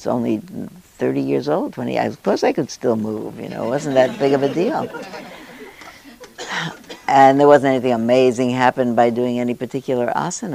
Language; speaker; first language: English; early bilingual, other home language; Yiddish